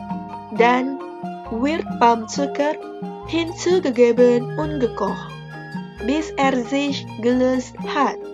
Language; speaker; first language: German; non-native, fluent; Indonesian